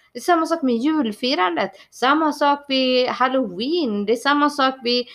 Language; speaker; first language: Swedish; early bilingual, other home language; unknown